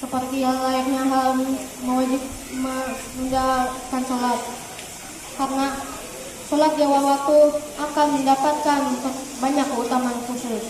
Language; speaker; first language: Indonesian; native; Indonesian